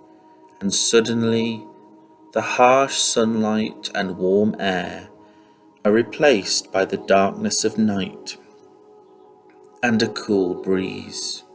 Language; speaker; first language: English; native; English